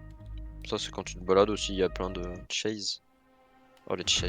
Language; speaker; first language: French; native; French